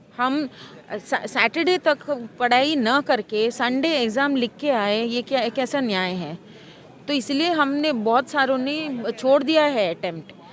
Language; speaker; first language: Hindi; non-native, local second language; Kannada